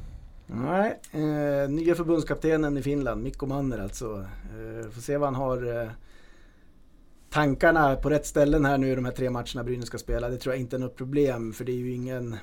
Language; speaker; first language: Swedish; native; Swedish